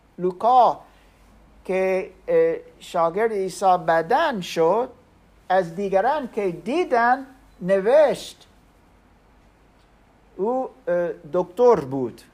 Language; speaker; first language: Persian; non-native, learner; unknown